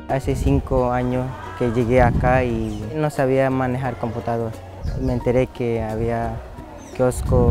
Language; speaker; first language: Spanish; non-native, local second language; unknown